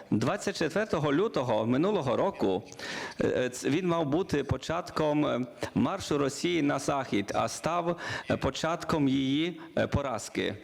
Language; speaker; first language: Ukrainian; non-native, learner; Polish